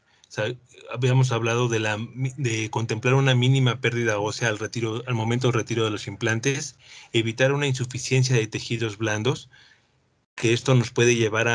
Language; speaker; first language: Spanish; native; Spanish